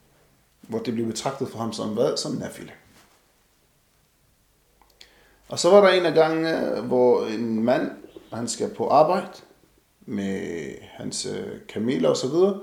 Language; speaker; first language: Danish; non-native, fluent; Arabic